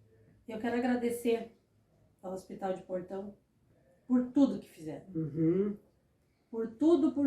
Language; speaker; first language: Portuguese; native; Portuguese